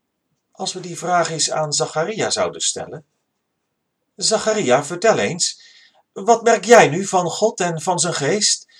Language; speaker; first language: Dutch; native; Dutch